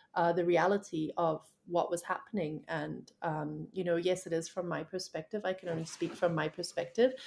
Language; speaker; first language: English; native; English